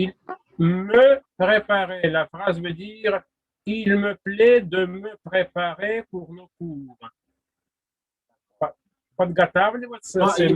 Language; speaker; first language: French; non-native, fluent; Russian